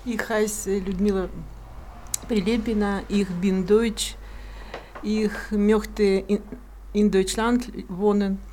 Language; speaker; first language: German; non-native, learner; Russian